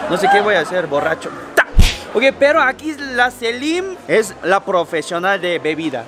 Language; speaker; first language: Spanish; non-native, fluent; Korean